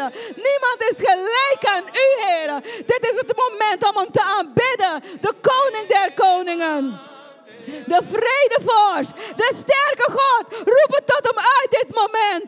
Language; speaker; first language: Dutch; native; Dutch